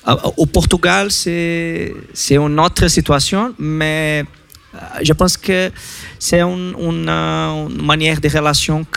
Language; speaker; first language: French; non-native, learner; Portuguese